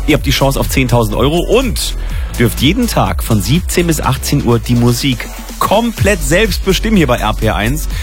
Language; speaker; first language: German; native; German